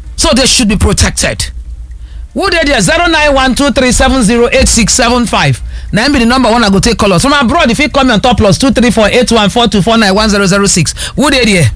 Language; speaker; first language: Nigerian Pidgin; non-native, local second language; Yoruba